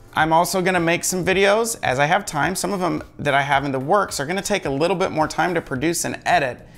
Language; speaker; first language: English; native; English